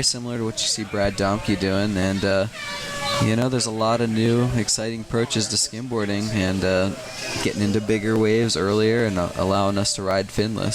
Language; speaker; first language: English; native; English